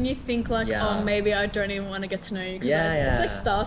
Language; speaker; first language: English; non-native, fluent; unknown